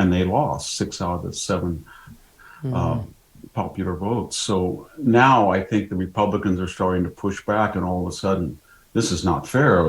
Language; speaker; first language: English; native; English